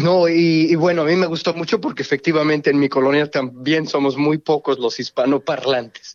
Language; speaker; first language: Spanish; native; Spanish